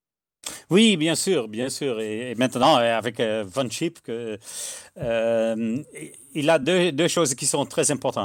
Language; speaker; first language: French; non-native, fluent; Dutch